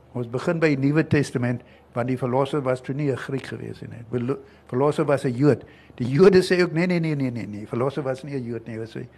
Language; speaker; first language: Afrikaans; native; Afrikaans